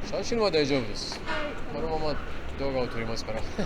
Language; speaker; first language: Japanese; non-native, fluent; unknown